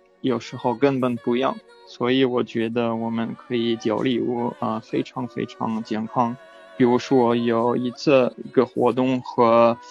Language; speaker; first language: Chinese; non-native, learner; French